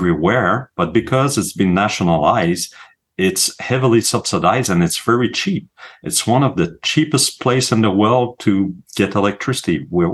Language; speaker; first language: English; non-native, fluent; French